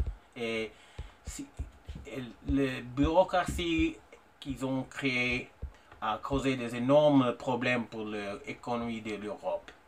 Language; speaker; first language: French; non-native, fluent; English